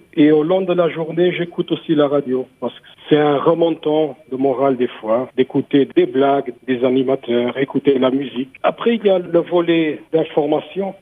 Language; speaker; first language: French; native; French